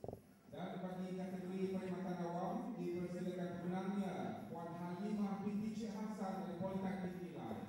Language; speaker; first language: Malay; native; Malay